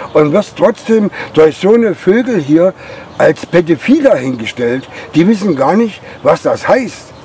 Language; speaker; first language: German; native; German